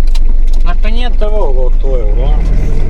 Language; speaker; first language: Italian; native; Italian